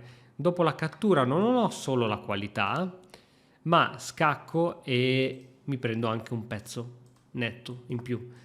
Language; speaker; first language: Italian; native; Italian